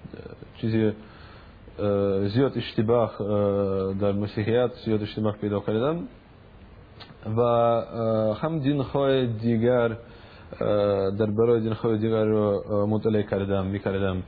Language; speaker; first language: Persian; non-native, learner; Russian